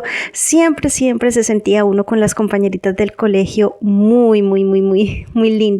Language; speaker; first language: Spanish; native; Spanish